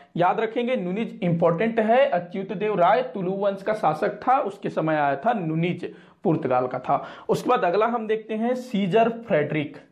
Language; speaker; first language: Hindi; non-native, local second language; Marathi